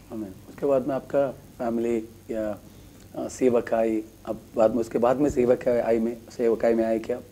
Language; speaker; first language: Hindi; non-native, local second language; Kannada